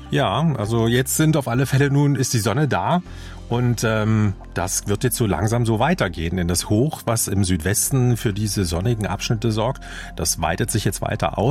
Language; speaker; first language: German; native; German